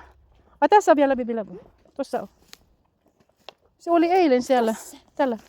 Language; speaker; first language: Finnish; non-native, learner; Bikol